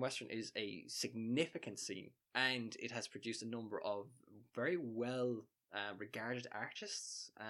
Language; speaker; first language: English; native; English